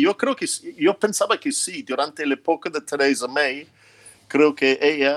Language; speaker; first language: Spanish; non-native, fluent; English